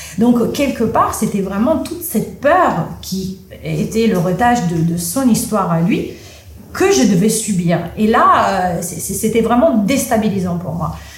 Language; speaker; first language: French; non-native, fluent; Italian